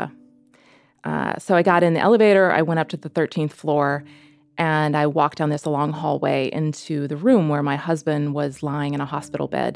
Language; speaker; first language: English; native; English